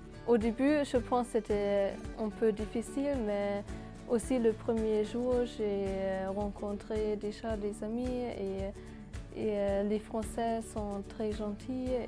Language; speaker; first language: French; non-native, fluent; German